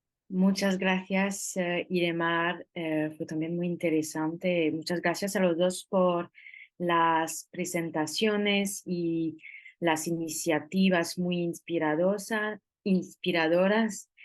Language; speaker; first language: Spanish; non-native, fluent; French